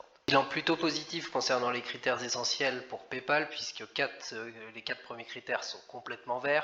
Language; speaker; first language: French; native; French